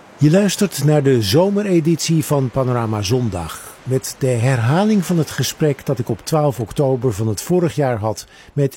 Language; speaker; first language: Dutch; native; Dutch